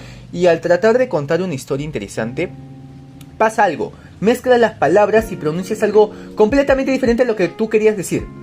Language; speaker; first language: Spanish; native; Spanish